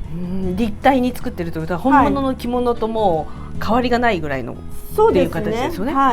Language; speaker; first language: Japanese; native; Japanese